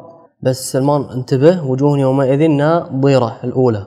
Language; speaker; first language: Arabic; native; Arabic